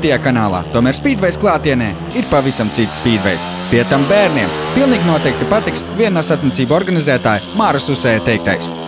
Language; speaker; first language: Latvian; native; Latvian